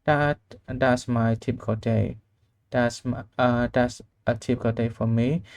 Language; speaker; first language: English; non-native, learner; Vietnamese